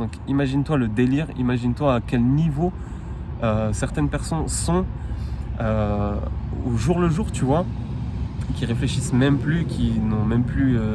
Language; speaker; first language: French; native; French